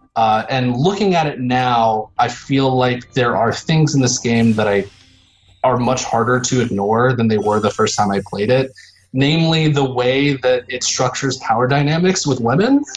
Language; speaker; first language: English; native; English